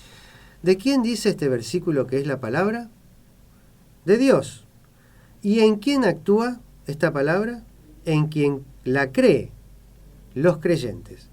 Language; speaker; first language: Spanish; native; Spanish